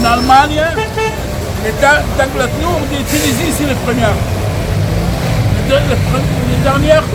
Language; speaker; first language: French; non-native, learner; Arabic